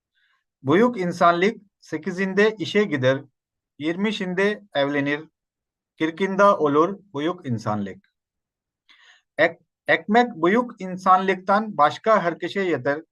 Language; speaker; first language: Turkish; non-native, learner; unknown